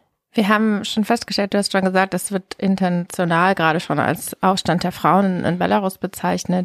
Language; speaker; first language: German; native; German